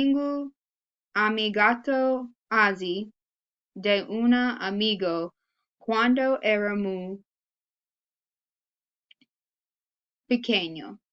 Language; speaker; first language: Spanish; non-native, learner; English